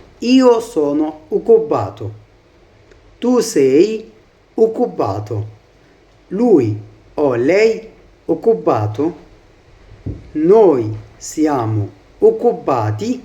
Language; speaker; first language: Italian; non-native, fluent; Arabic